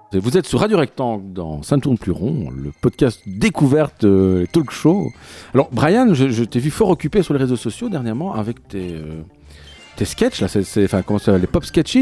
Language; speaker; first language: French; native; French